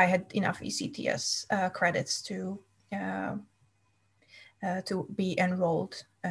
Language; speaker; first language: English; non-native, fluent; Hungarian